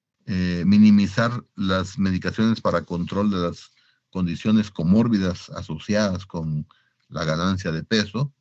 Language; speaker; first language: Spanish; native; Spanish